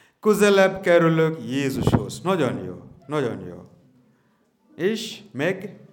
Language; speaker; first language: Hungarian; non-native, learner; Bangla